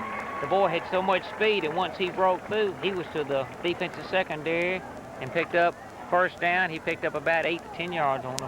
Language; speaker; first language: English; native; English